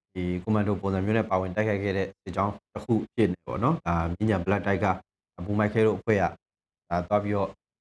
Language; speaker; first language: Burmese; native; Burmese